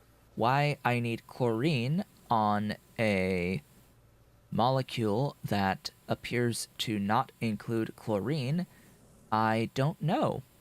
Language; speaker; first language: English; native; English